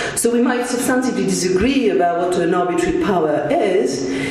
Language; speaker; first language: English; non-native, fluent; French